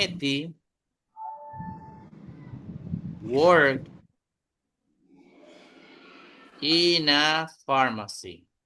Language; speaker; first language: English; non-native, fluent; Spanish